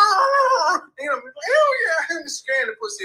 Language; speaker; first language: English; native; English